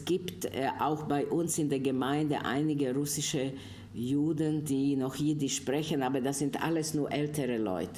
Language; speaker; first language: German; non-native, fluent; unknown